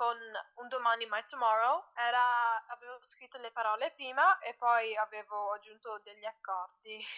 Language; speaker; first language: Italian; early bilingual, heritage; English